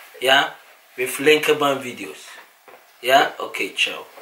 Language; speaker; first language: Dutch; non-native, learner; Akan